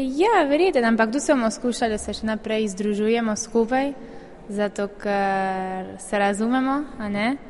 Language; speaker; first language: Slovenian; early bilingual, heritage; Slovenian